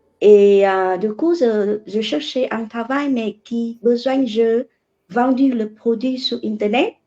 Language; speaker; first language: French; non-native, learner; Vietnamese